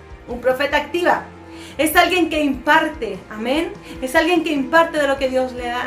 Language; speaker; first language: Spanish; native; Spanish